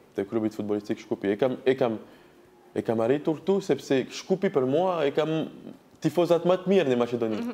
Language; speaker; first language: Albanian; non-native, learner; French